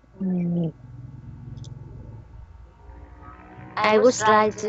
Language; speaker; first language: English; non-native, learner; Vietnamese